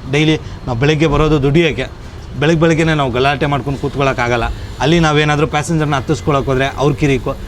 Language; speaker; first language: Kannada; native; Kannada